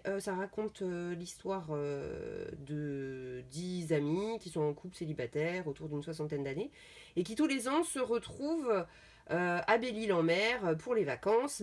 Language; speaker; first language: French; native; French